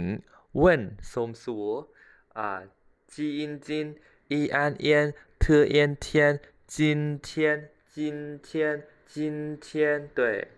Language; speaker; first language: Chinese; non-native, fluent; Khmer